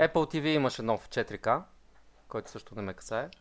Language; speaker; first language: Bulgarian; native; Bulgarian